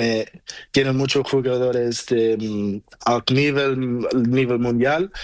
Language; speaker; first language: Spanish; non-native, learner; Portuguese